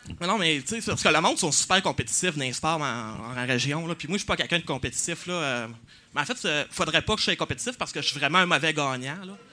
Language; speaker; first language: French; native; French